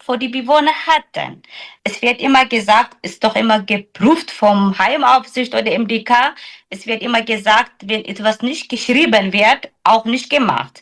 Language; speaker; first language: German; non-native, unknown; Tigrinya